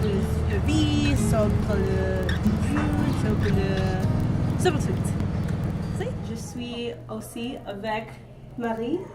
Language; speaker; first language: French; non-native, learner; English